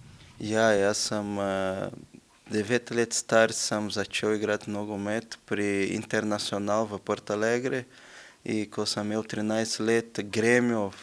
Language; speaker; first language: Slovenian; non-native, learner; Portuguese